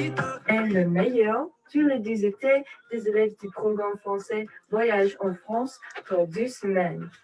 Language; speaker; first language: French; non-native, learner; English